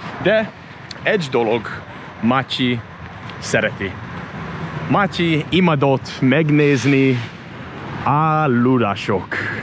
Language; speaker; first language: Hungarian; non-native, learner; English